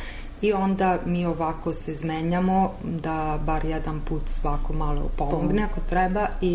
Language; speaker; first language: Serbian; non-native, learner; Italian